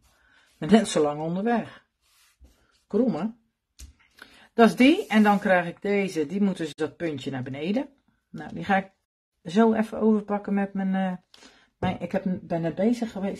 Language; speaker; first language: Dutch; native; Dutch